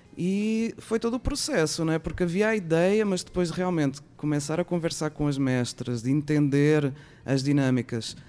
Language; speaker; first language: Portuguese; native; Portuguese